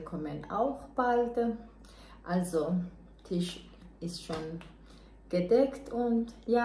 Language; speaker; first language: German; non-native, fluent; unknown